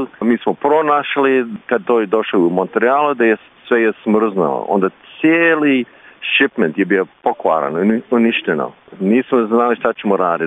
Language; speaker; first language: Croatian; early bilingual, heritage; Croatian